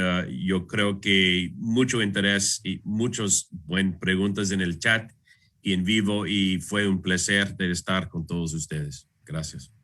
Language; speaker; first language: Spanish; non-native, fluent; English